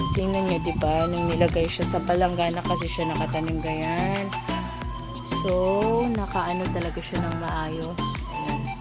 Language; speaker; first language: Filipino; non-native, local second language; Cebuano